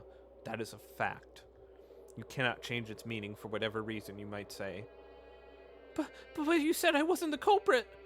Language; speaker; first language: English; native; English